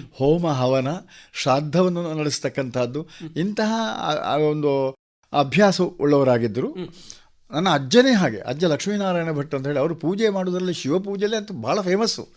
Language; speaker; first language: Kannada; native; Kannada